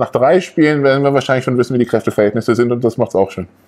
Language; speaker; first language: German; native; German